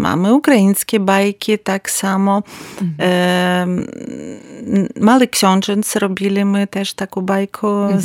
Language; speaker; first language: Polish; non-native, learner; Ukrainian